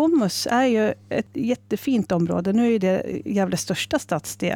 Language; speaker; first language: Swedish; native; Swedish